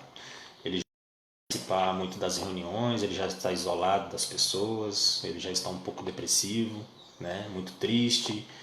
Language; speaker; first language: Portuguese; native; Portuguese